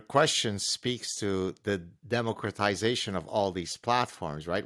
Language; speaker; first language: English; non-native, fluent; Arabic